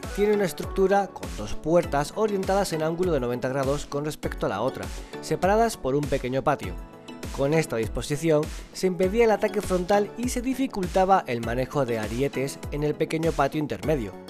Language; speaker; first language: Spanish; native; Spanish